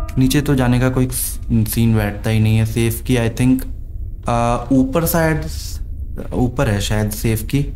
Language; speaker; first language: Hindi; native; Hindi